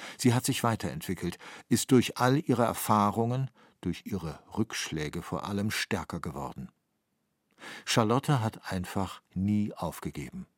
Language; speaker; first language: German; native; German